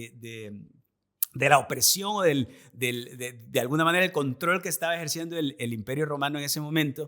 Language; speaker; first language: Spanish; native; Spanish